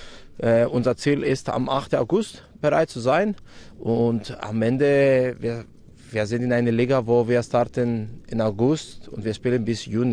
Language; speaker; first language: German; non-native, fluent; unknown